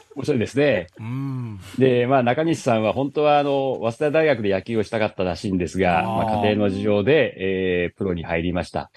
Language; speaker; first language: Japanese; native; Japanese